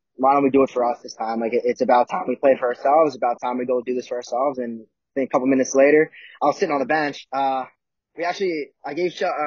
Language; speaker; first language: English; native; English